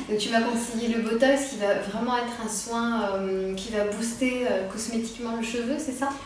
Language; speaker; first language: French; native; French